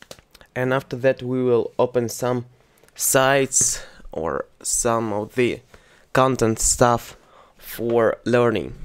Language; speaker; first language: English; non-native, learner; Russian